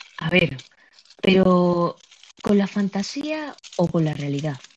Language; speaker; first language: Spanish; native; Spanish